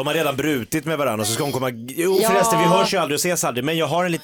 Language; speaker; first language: Swedish; native; Swedish